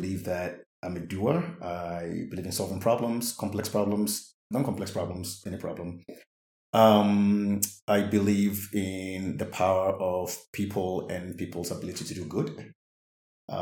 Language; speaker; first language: English; non-native, local second language; Akan